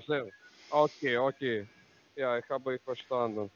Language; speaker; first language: German; non-native, learner; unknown